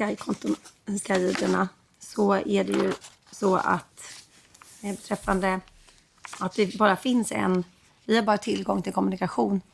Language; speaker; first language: Swedish; native; Swedish